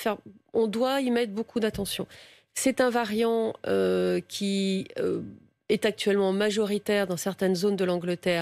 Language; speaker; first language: French; native; French